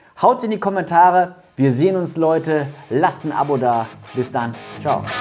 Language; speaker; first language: German; native; German